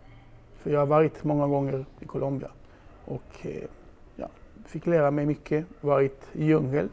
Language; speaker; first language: Swedish; non-native, fluent; Hebrew